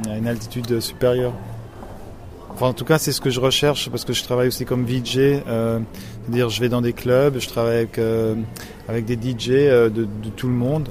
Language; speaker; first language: French; non-native, local second language; German